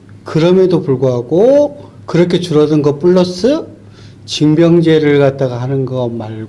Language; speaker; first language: Korean; native; Korean